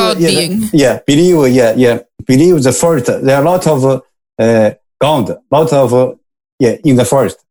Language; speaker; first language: English; non-native, learner; Japanese